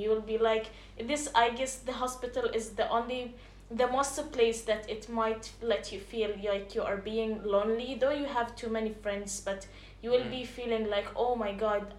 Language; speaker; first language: English; non-native, fluent; Arabic